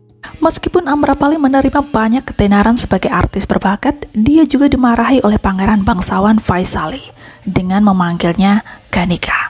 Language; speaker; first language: Indonesian; native; Indonesian